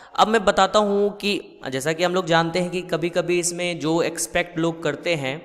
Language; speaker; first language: Hindi; native; Hindi